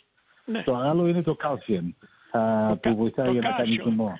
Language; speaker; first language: Greek; early bilingual, heritage; Greek